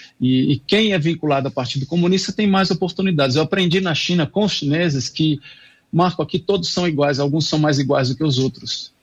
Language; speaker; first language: Portuguese; non-native, fluent; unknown